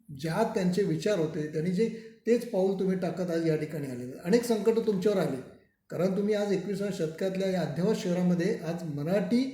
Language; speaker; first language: Marathi; native; Marathi